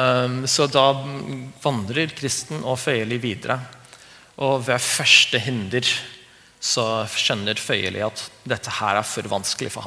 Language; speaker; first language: Norwegian; non-native, fluent; English